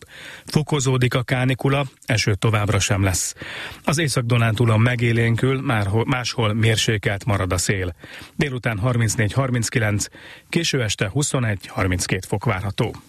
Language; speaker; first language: Hungarian; native; Hungarian